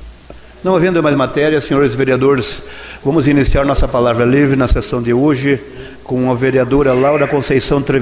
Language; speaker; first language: Portuguese; native; Portuguese